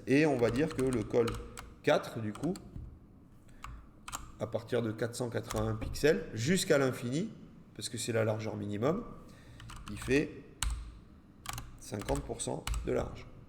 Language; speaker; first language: French; native; French